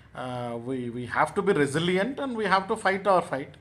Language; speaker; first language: English; non-native, local second language; Telugu